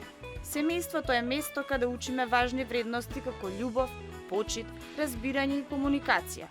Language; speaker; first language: Macedonian; native; Macedonian